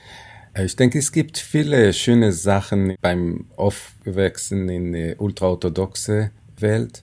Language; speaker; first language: German; non-native, fluent; Hebrew